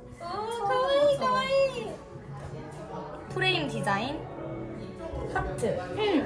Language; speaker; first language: Korean; non-native, learner; Japanese